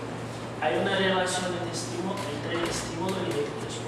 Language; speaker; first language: Spanish; non-native, fluent; Portuguese